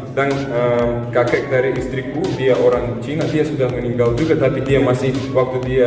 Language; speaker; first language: Malay; non-native, fluent; Russian